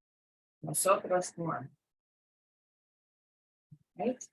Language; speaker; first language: Spanish; non-native, fluent; English